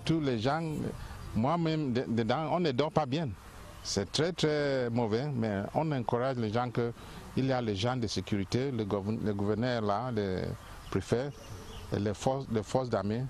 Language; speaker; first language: French; non-native, local second language; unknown